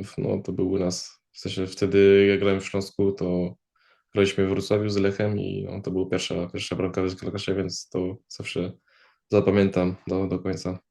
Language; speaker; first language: Polish; early bilingual, heritage; Polish